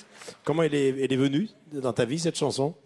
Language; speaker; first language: French; native; French